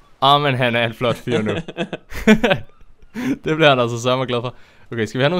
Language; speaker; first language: Danish; native; Danish